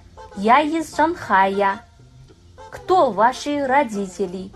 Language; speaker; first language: Russian; non-native, fluent; Kazakh